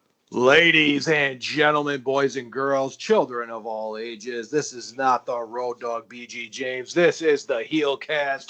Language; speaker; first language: English; native; English